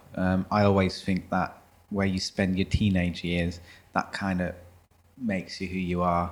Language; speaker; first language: English; early bilingual, other home language; German